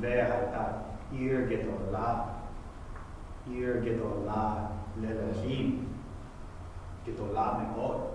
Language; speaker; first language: Hebrew; non-native, fluent; English